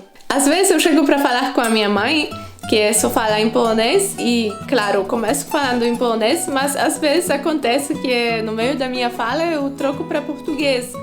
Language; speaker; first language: Portuguese; non-native, fluent; Polish